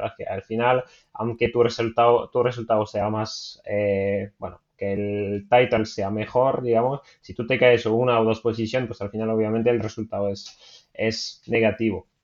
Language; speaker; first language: Spanish; non-native, fluent; French